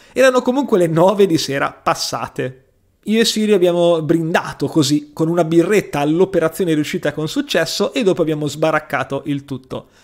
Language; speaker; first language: Italian; native; Italian